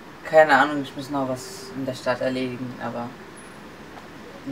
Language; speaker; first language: German; non-native, learner; Arabic